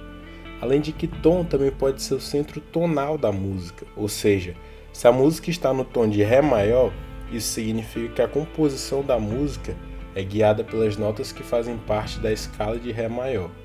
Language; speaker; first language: Portuguese; native; Portuguese